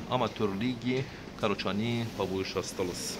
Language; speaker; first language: Russian; non-native, learner; Turkish